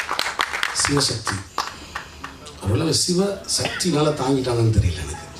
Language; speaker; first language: Tamil; native; Tamil